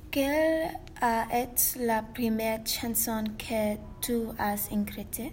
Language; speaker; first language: French; non-native, learner; English